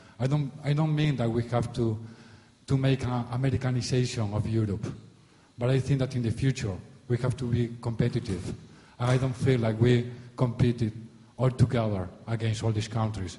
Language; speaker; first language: English; non-native, fluent; Spanish